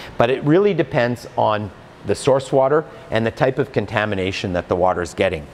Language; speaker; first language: English; native; English